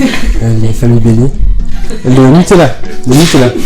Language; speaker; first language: French; native; French